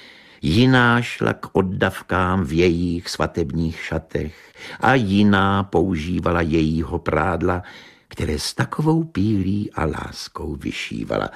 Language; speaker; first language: Czech; native; Czech